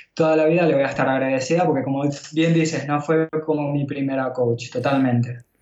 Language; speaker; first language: Spanish; native; Spanish